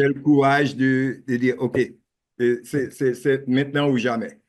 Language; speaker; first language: French; non-native, local second language; Haitian Creole